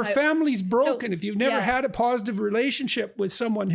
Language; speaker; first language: English; native; English